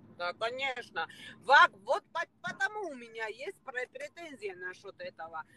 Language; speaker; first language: Russian; non-native, fluent; Georgian